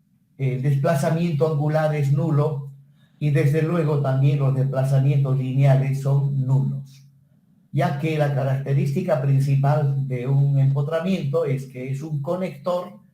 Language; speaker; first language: Spanish; native; Spanish